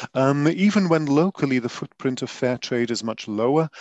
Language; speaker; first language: English; non-native, fluent; Dutch